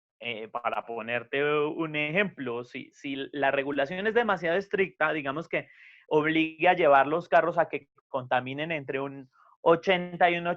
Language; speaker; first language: Spanish; native; Spanish